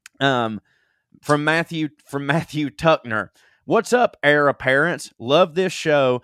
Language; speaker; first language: English; native; English